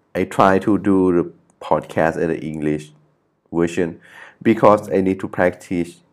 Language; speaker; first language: English; non-native, learner; Thai